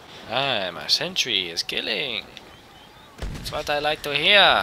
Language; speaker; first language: English; native; English